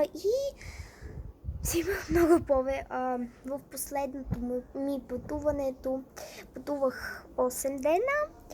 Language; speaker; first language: Bulgarian; non-native, fluent; Ukrainian